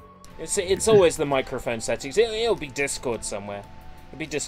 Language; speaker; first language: English; native; English